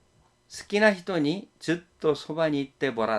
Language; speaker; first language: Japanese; non-native, fluent; Korean